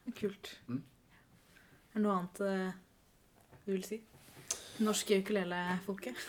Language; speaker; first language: Norwegian; native; Norwegian